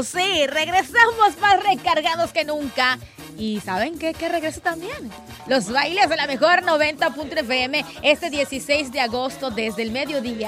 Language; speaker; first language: Spanish; native; Spanish